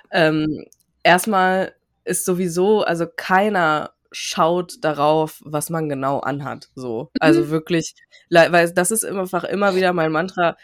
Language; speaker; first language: German; early bilingual, other home language; Turkish